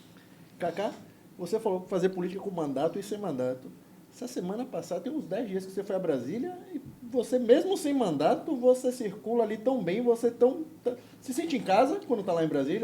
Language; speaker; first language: Portuguese; native; Portuguese